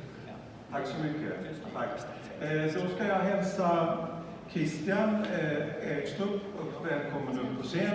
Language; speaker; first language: Swedish; native; Swedish